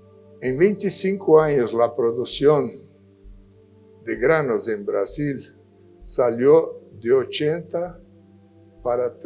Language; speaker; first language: Spanish; non-native, fluent; Portuguese